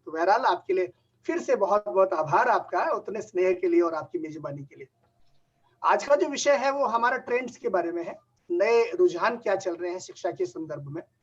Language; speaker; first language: Hindi; native; Hindi